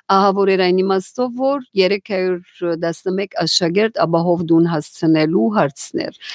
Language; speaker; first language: Armenian; native; Armenian